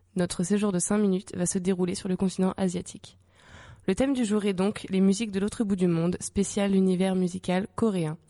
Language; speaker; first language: French; native; French